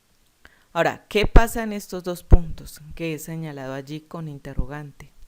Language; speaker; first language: Spanish; native; Spanish